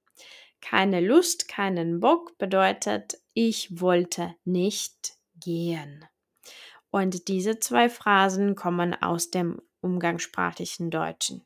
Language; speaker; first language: German; non-native, fluent; Czech